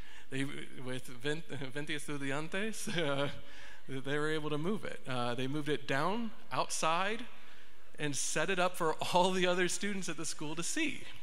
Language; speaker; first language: English; native; English